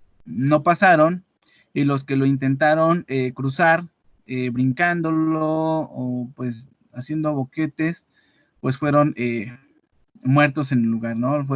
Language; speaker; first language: Spanish; native; Spanish